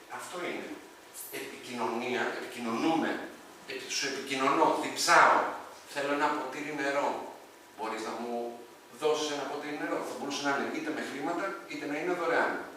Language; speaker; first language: Greek; early bilingual, other home language; Arabic